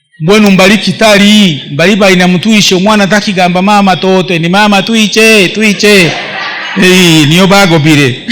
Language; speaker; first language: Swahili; non-native, local second language; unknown